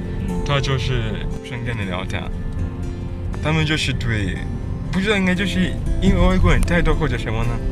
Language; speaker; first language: Chinese; non-native, fluent; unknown